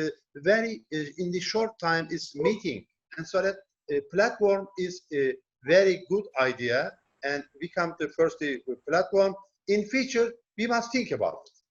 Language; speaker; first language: English; non-native, learner; Turkish